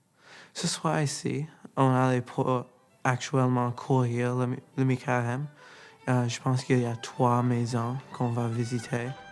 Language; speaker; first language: French; non-native, learner; English